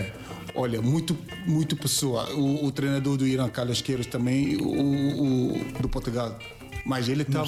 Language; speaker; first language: Portuguese; non-native, learner; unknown